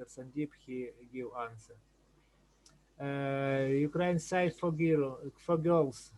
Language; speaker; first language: English; non-native, learner; Ukrainian